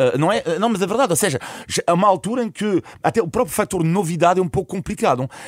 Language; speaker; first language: Portuguese; non-native, fluent; French